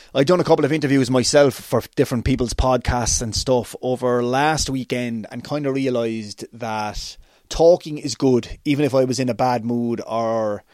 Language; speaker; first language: English; native; English